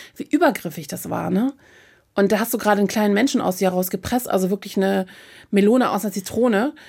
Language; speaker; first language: German; native; German